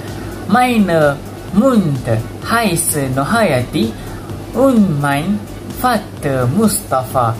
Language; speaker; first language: German; non-native, learner; Malay